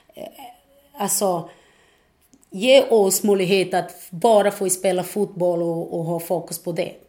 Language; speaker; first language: Swedish; non-native, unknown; Portuguese